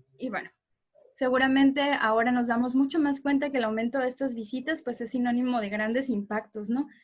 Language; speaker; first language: Spanish; native; Spanish